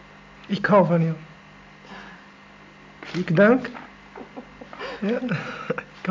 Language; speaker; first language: Dutch; non-native, learner; Arabic